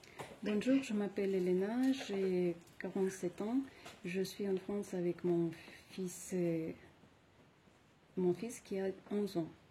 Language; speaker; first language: French; non-native, fluent; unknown